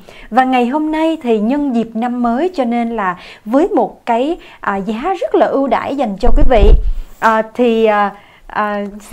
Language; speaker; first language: Vietnamese; native; Vietnamese